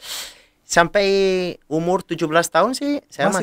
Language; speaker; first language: Indonesian; non-native, fluent; Italian